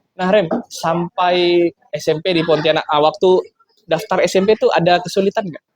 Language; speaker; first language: Indonesian; native; Indonesian